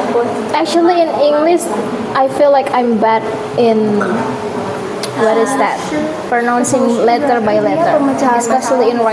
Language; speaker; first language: English; non-native, learner; Indonesian